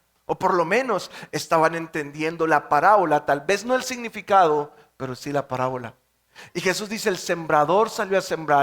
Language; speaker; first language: Spanish; native; Spanish